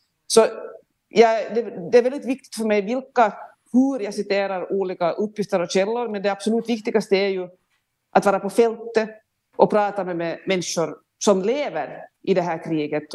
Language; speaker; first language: Swedish; native; Swedish